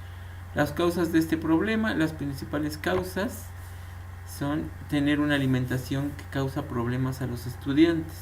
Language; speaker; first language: Spanish; native; Spanish